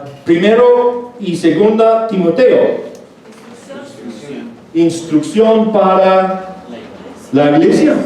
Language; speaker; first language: Spanish; non-native, fluent; English